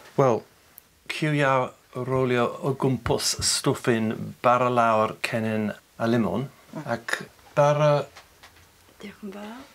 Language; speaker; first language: Welsh; non-native, local second language; English